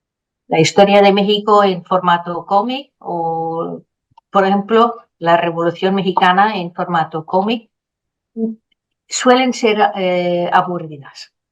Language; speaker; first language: Spanish; non-native, fluent; Danish